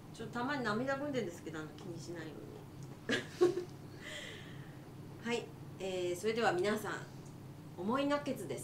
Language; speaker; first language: Japanese; native; Japanese